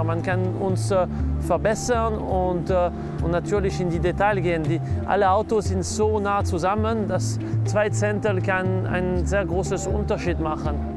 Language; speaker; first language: German; non-native, local second language; French